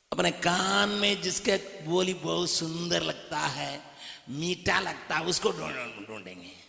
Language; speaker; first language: Hindi; non-native, local second language; Tamil